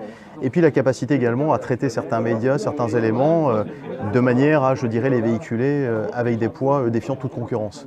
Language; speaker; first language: French; native; French